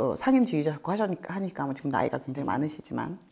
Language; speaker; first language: Korean; native; Korean